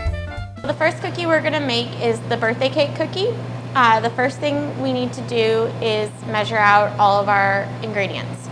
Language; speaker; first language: English; native; English